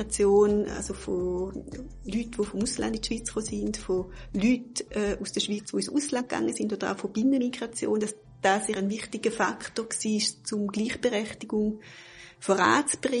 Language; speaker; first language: German; native; German